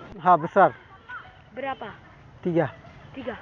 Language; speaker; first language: Indonesian; non-native, learner; Bangla